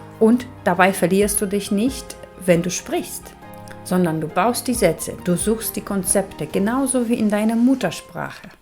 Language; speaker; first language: German; non-native, fluent; Polish